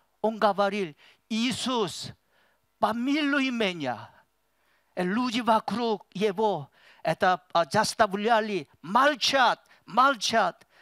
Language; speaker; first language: Russian; non-native, learner; Korean